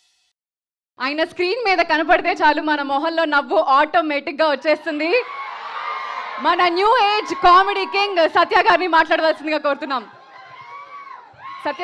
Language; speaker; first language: Telugu; native; Telugu